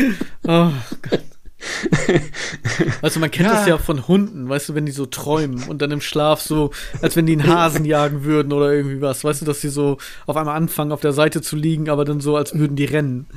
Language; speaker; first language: German; native; German